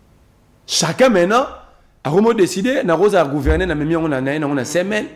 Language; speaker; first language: French; non-native, local second language; Lingala